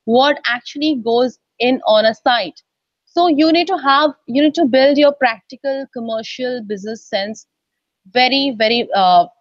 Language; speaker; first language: English; non-native, local second language; Odia